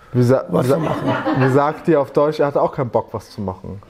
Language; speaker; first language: German; native; German